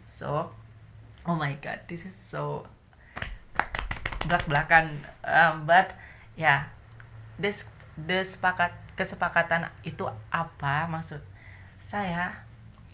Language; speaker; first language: English; non-native, learner; Indonesian